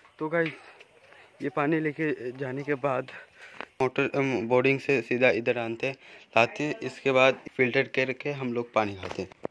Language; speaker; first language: Hindi; non-native, local second language; Bangla